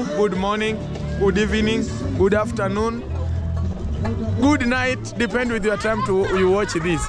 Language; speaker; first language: English; non-native, learner; Swahili